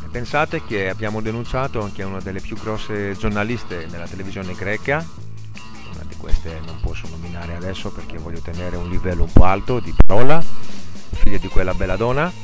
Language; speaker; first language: Italian; non-native, fluent; Greek